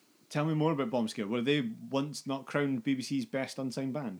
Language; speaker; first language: English; native; English